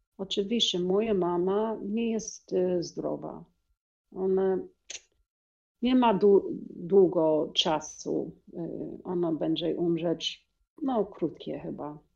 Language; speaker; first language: Polish; non-native, learner; English